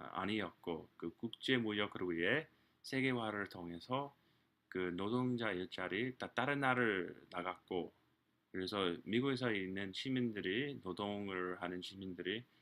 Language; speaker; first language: Korean; non-native, fluent; English